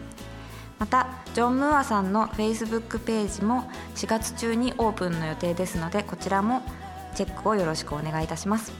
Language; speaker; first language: Japanese; native; Japanese